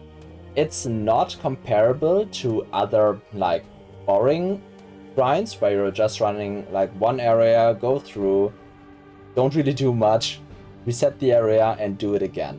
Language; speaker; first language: English; non-native, fluent; German